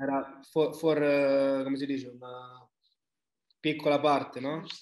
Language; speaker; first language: Italian; native; Italian